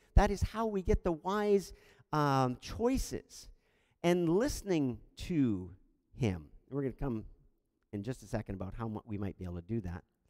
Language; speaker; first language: English; native; English